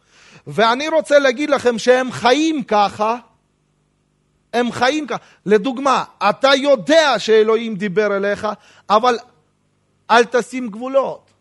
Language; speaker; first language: Hebrew; non-native, fluent; Russian